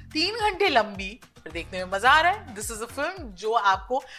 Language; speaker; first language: English; non-native, local second language; Hindi